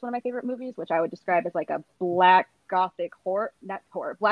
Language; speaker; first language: English; native; English